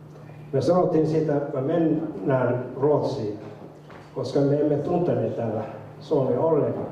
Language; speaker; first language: Finnish; non-native, fluent; Somali